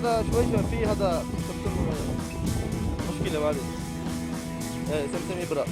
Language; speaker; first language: Arabic; non-native, learner; Hindi